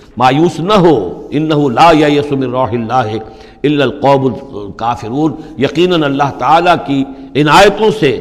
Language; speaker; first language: Urdu; non-native, local second language; Punjabi